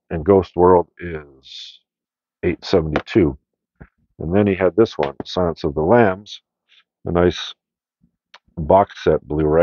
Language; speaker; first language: English; native; English